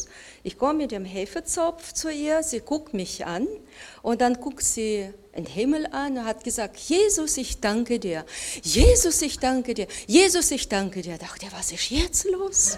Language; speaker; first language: German; non-native, learner; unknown